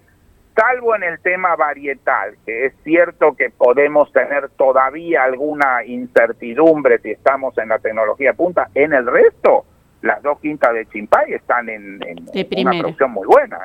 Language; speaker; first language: Spanish; native; Spanish